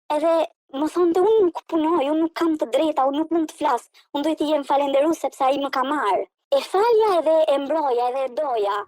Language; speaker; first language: Albanian; native; Albanian